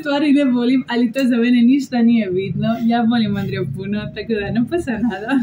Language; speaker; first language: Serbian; non-native, learner; Spanish